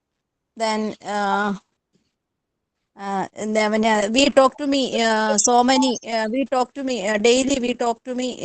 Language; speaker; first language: English; non-native, learner; Malayalam